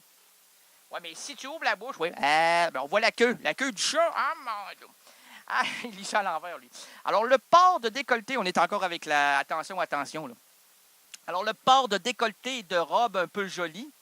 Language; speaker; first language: French; native; French